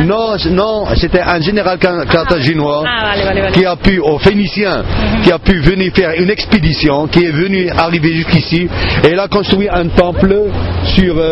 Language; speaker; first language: French; non-native, fluent; Arabic